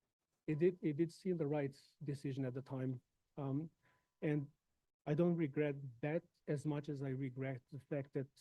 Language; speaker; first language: English; non-native, fluent; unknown